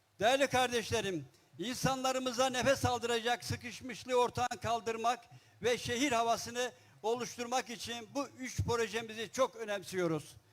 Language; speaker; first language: Turkish; native; Turkish